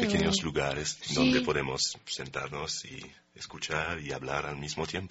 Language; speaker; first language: Spanish; non-native, fluent; French